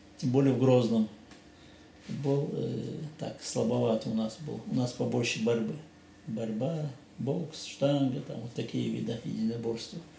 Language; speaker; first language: Russian; non-native, local second language; Chechen